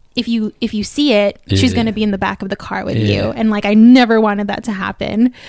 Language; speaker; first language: English; native; English